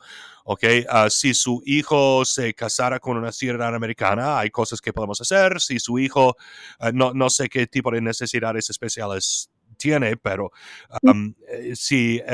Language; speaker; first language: Spanish; non-native, fluent; English